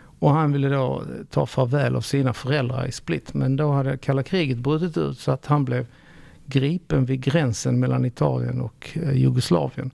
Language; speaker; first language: Swedish; early bilingual, other home language; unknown